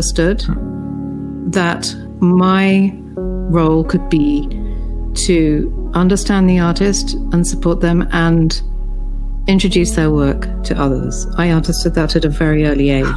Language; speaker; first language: English; native; English